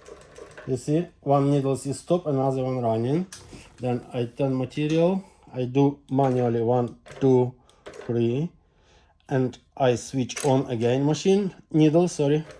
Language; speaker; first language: English; non-native, learner; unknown